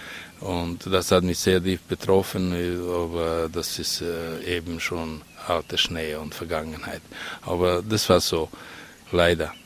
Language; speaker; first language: German; non-native, fluent; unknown